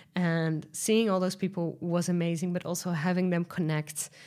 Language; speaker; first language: English; non-native, fluent; Dutch